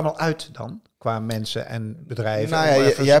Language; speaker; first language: Dutch; native; Dutch